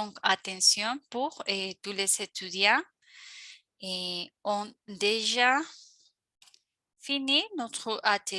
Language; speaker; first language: French; non-native, fluent; Spanish